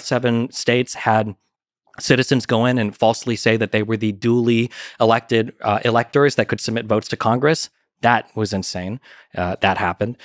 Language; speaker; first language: English; native; English